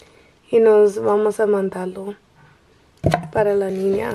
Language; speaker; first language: Spanish; non-native, learner; English